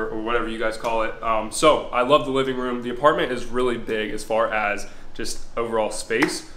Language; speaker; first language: English; native; English